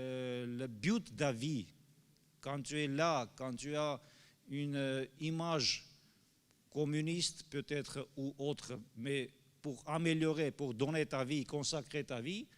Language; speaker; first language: French; non-native, fluent; Armenian